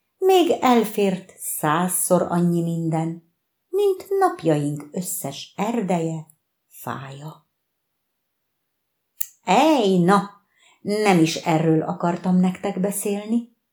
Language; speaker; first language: Hungarian; native; Hungarian